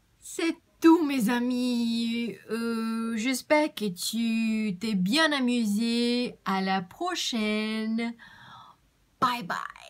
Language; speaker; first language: French; non-native, learner; Portuguese